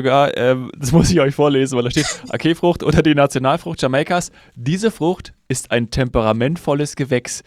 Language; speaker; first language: German; native; German